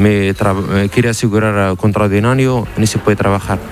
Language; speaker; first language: Spanish; non-native, learner; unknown